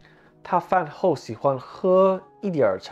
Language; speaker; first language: Chinese; non-native, learner; English